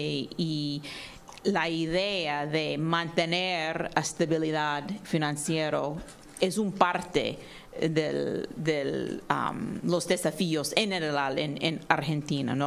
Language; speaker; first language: Spanish; non-native, fluent; English